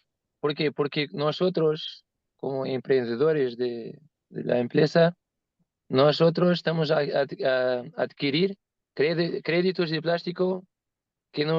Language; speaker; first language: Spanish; non-native, learner; Portuguese